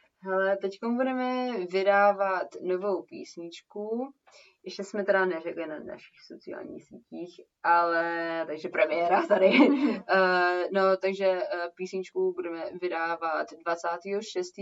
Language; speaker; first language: Czech; early bilingual, heritage; Czech